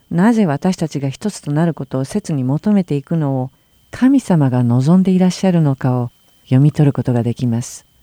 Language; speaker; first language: Japanese; native; Japanese